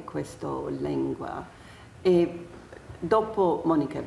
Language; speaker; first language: Italian; non-native, learner; English